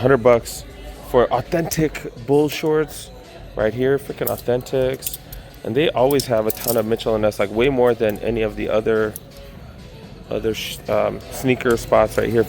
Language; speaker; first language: English; native; English